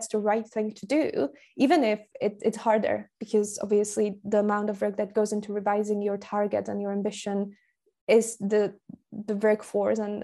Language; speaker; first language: English; non-native, fluent; Slovak